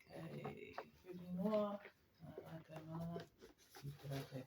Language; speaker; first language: Māori; non-native, learner; English